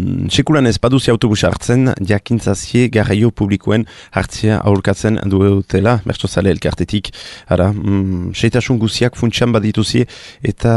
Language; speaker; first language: Basque; native; Basque